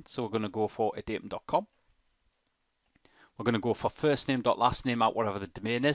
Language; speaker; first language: English; native; English